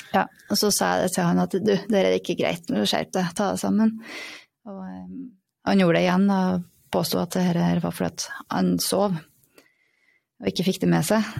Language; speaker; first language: Norwegian; native; Norwegian